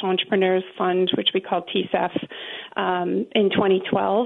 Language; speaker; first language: English; native; English